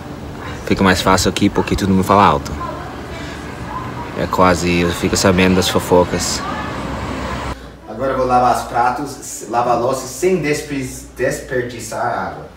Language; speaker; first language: Portuguese; non-native, fluent; English